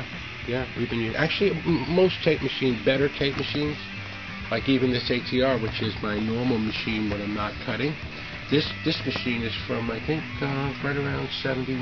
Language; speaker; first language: English; native; English